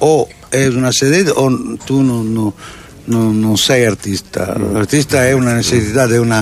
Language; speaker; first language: Spanish; non-native, learner; Italian